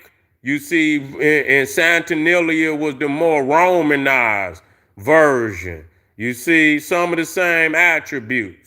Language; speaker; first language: English; native; English